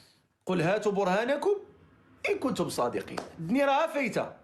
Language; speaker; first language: Arabic; native; Arabic